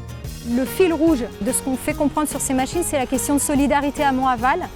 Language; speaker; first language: French; native; French